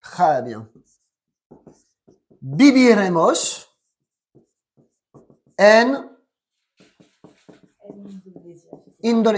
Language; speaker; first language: Spanish; non-native, fluent; French